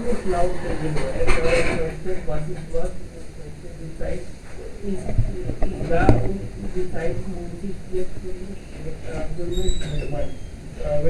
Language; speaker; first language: German; non-native, learner; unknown